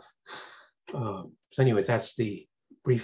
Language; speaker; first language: English; early bilingual, other home language; Cantonese